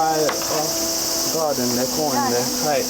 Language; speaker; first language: Japanese; non-native, learner; English